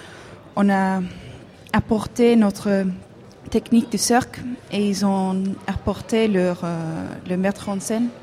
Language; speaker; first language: French; non-native, fluent; Hebrew